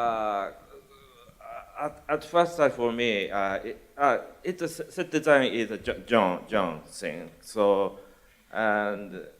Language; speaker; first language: English; non-native, learner; Japanese